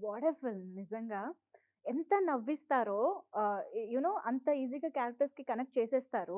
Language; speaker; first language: Telugu; native; Telugu